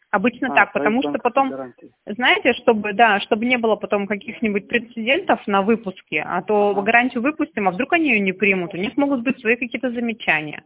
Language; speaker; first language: Russian; native; Russian